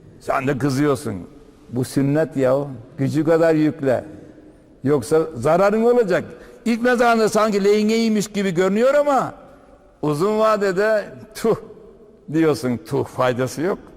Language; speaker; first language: Turkish; native; Turkish